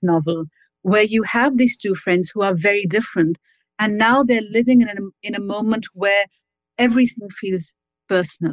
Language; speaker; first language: English; non-native, local second language; Urdu